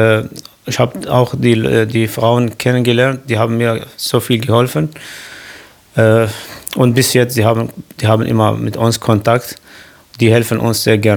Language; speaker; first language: German; non-native, learner; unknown